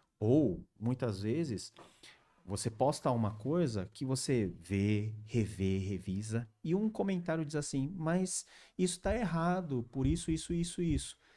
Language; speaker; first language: Portuguese; early bilingual, other home language; Korean